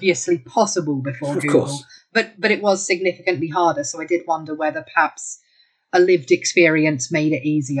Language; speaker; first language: English; native; English